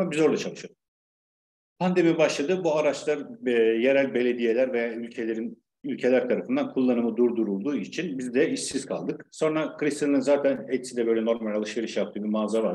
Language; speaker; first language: Turkish; native; Turkish